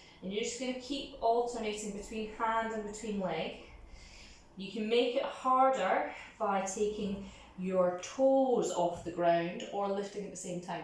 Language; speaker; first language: English; native; English